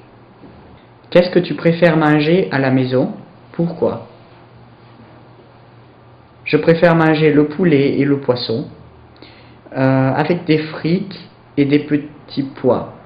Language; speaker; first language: French; non-native, learner; English